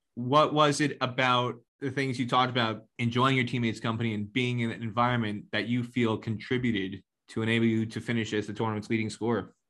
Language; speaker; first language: English; native; English